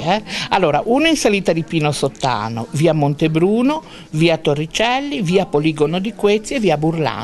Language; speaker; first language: Italian; native; Italian